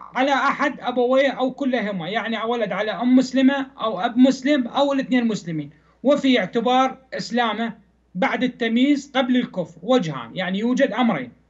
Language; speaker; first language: Arabic; non-native, fluent; Persian